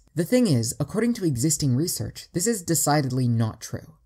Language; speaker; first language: English; native; English